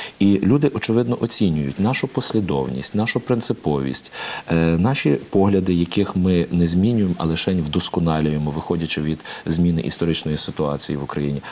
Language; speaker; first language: Ukrainian; native; Ukrainian